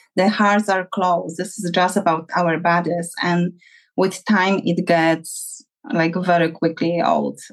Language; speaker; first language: English; non-native, fluent; Polish